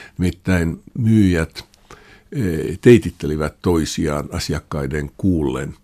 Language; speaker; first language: Finnish; non-native, local second language; Swedish